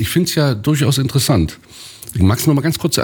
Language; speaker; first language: German; native; German